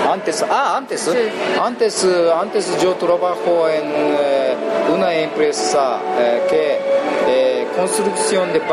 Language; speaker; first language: Spanish; non-native, learner; Japanese